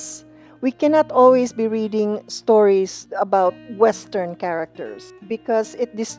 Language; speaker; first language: English; non-native, local second language; Cebuano